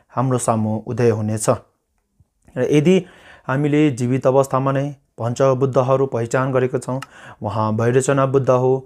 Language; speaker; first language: Nepali; non-native, local second language; Sherpa